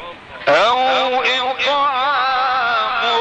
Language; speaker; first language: Arabic; native; Arabic